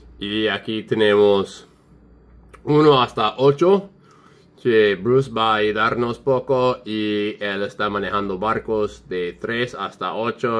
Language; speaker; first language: Spanish; non-native, learner; English